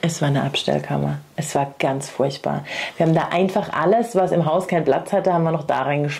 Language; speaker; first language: German; native; German